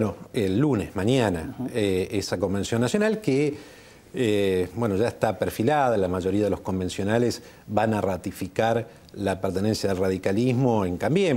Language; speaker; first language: Spanish; native; Spanish